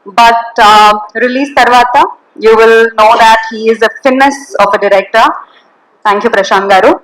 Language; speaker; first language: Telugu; non-native, learner; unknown